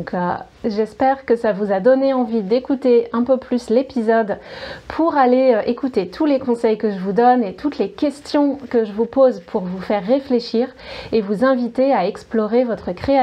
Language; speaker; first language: French; native; French